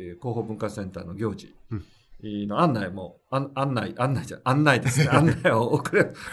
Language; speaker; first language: Japanese; native; Japanese